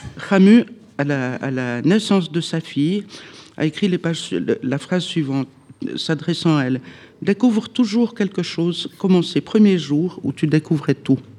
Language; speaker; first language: French; native; French